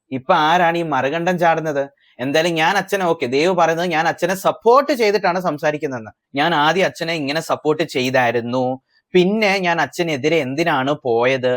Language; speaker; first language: Malayalam; early bilingual, heritage; Malayalam